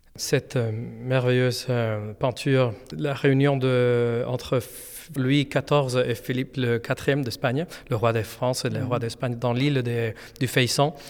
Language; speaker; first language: French; non-native, fluent; Spanish